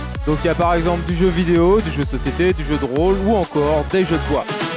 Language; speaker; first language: French; native; French